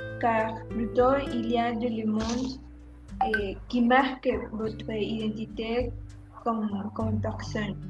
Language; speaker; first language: French; non-native, learner; Spanish